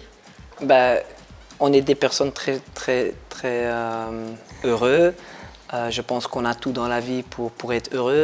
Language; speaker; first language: French; non-native, local second language; Dutch